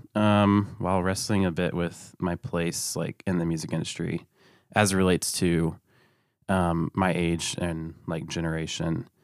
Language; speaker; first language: English; native; English